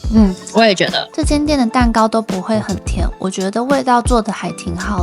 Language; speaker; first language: Chinese; native; Chinese